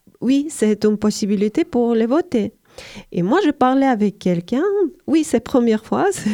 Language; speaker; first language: French; non-native, learner; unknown